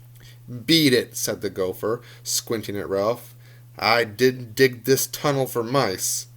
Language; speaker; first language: English; native; English